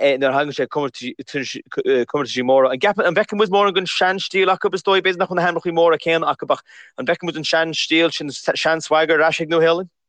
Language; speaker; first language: Irish; native; Irish